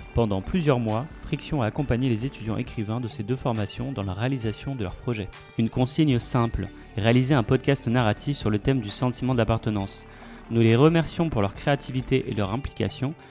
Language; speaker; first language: French; native; French